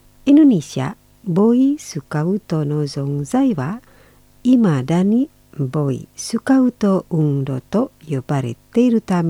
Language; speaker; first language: Japanese; non-native, fluent; Indonesian